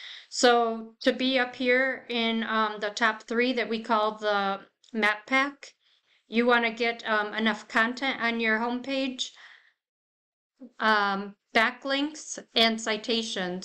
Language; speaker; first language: English; native; English